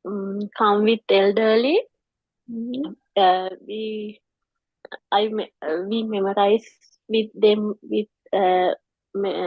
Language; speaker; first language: English; non-native, learner; Sinhala